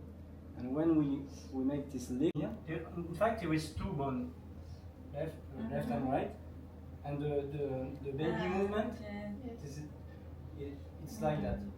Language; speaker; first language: English; non-native, learner; French